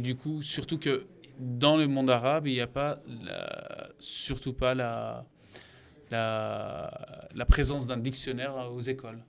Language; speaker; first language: French; non-native, fluent; Arabic